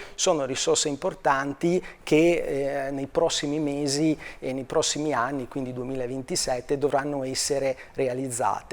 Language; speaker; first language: Italian; native; Italian